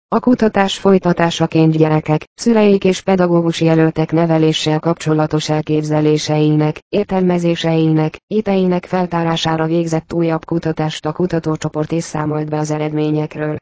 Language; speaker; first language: Hungarian; native; Hungarian